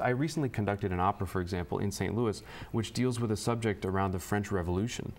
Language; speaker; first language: English; native; English